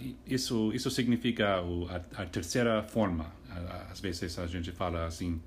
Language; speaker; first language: Portuguese; non-native, fluent; English